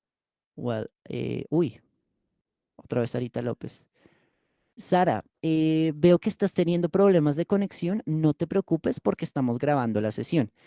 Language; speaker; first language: Spanish; native; Spanish